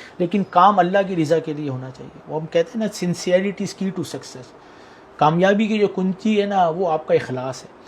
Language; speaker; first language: Urdu; native; Urdu